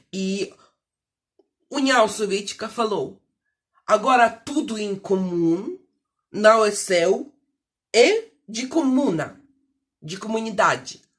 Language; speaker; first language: Portuguese; non-native, fluent; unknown